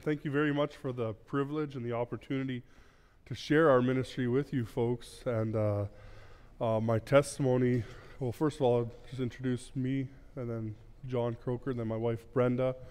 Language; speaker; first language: English; early bilingual, other home language; Plautdietsch